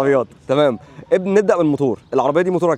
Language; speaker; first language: Arabic; native; Arabic